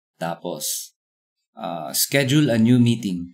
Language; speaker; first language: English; non-native, local second language; Filipino